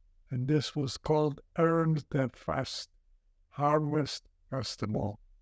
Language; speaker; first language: English; non-native, fluent; Polish